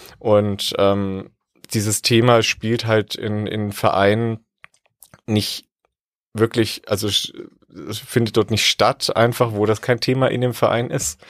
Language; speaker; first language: German; native; German